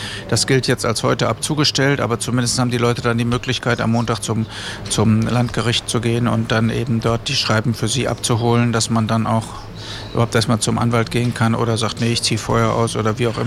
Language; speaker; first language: German; native; German